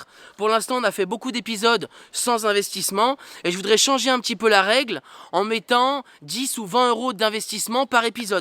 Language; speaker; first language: French; native; French